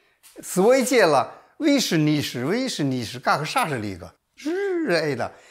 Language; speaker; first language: Russian; non-native, learner; Chinese